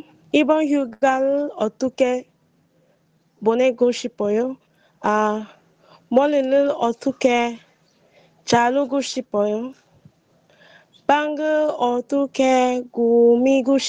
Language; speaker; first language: Korean; non-native, learner; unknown